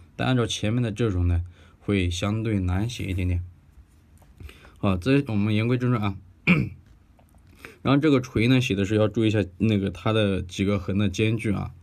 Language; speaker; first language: Chinese; native; Chinese